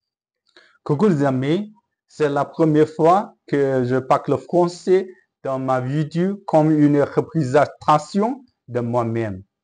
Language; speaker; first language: French; non-native, learner; Chinese